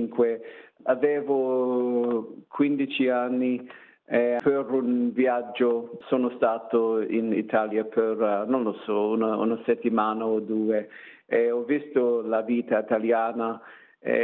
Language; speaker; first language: Italian; non-native, learner; English